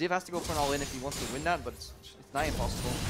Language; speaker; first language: English; native; English